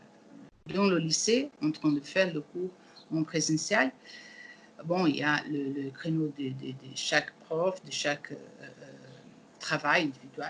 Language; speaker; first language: French; non-native, learner; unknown